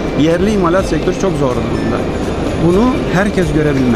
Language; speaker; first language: Turkish; early bilingual, heritage; Turkish